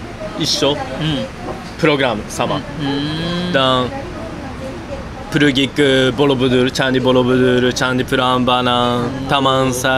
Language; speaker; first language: Indonesian; non-native, learner; Japanese